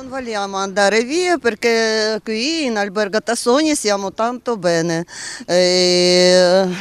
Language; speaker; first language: Italian; non-native, learner; Ukrainian